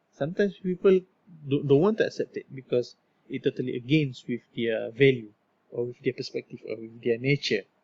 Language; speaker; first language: English; non-native, local second language; Malay